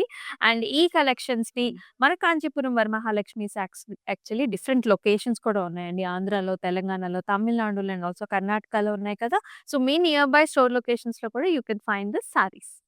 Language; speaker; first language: Telugu; native; Telugu